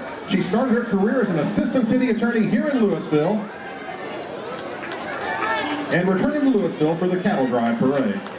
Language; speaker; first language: English; native; English